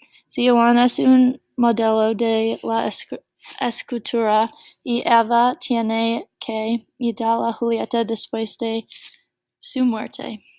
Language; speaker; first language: Spanish; non-native, learner; English